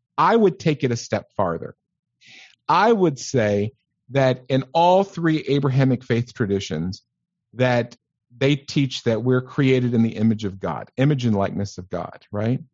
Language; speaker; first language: English; native; English